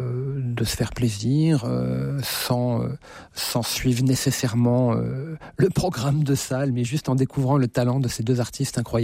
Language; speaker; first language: French; native; French